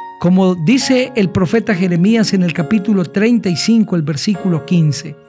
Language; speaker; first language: Spanish; native; Spanish